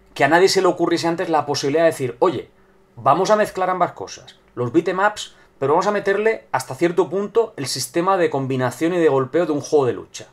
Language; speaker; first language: Spanish; native; Spanish